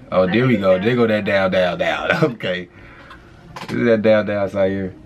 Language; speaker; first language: English; native; English